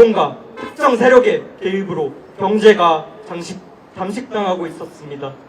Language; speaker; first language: Korean; native; Korean